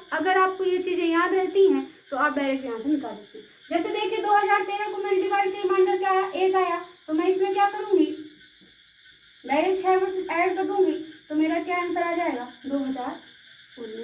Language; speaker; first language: Hindi; native; Hindi